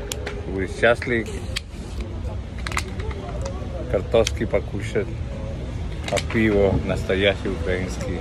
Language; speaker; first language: Russian; non-native, learner; English